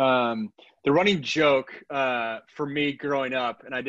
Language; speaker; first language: English; native; English